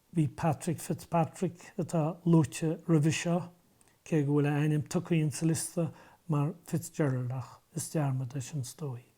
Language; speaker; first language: Irish; native; Irish